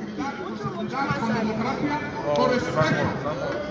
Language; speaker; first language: Spanish; non-native, learner; Igbo